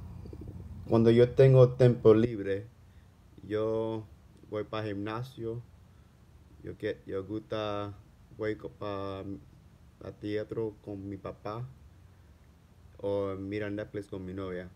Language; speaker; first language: Spanish; non-native, learner; English